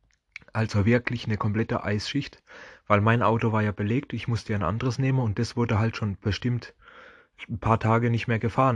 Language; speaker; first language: German; native; German